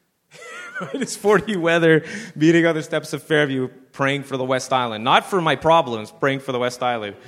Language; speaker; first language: English; native; English